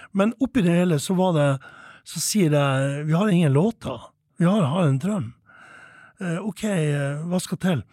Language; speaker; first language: Norwegian; native; Norwegian